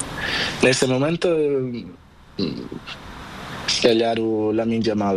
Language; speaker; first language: Spanish; non-native, learner; Portuguese